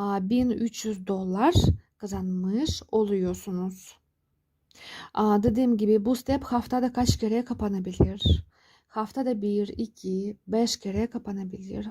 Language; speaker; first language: Turkish; non-native, fluent; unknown